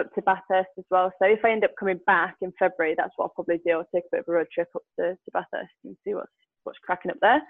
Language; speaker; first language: English; native; English